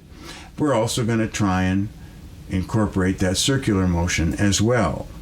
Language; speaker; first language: English; native; English